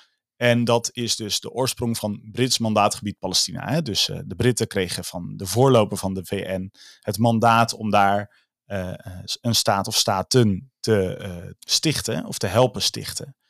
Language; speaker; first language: Dutch; native; Dutch